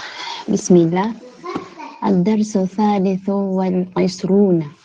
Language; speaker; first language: Arabic; non-native, learner; Filipino